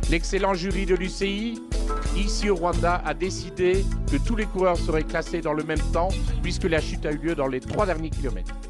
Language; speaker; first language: French; native; French